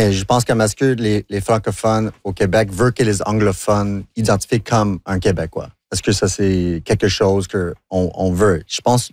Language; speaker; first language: French; non-native, local second language; English